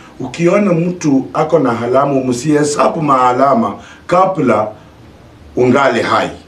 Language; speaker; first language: Swahili; non-native, local second language; Luyia